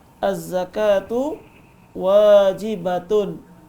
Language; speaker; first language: Arabic; non-native, fluent; Indonesian